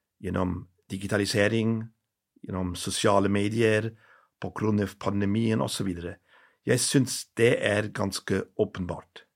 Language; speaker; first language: Norwegian; non-native, fluent; German